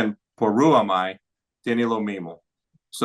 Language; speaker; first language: Spanish; non-native, fluent; English